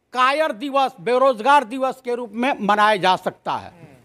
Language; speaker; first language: Hindi; native; Hindi